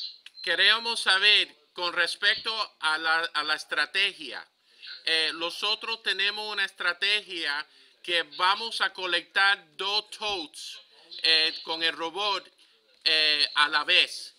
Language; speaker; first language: Spanish; early bilingual, heritage; Spanish